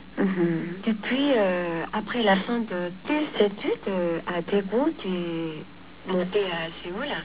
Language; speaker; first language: French; non-native, fluent; Korean